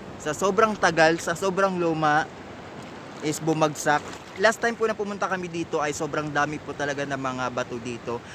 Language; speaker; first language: Filipino; non-native, local second language; Cebuano